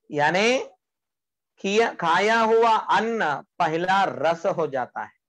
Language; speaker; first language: Hindi; non-native, local second language; Marathi